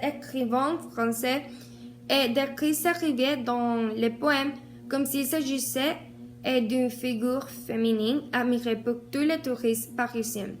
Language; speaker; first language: French; non-native, learner; Spanish